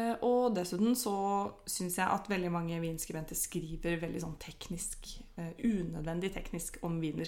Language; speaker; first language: Norwegian; native; Norwegian